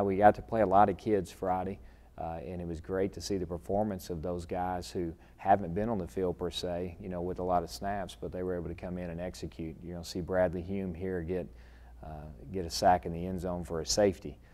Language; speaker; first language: English; native; English